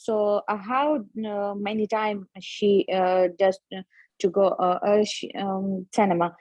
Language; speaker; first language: English; non-native, learner; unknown